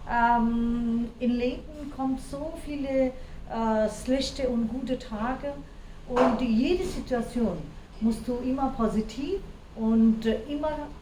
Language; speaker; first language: German; non-native, learner; Hindi